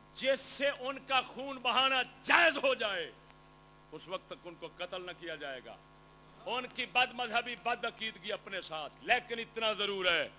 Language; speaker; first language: Urdu; non-native, local second language; Punjabi